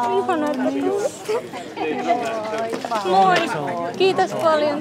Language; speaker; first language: Finnish; early bilingual, other home language; Russian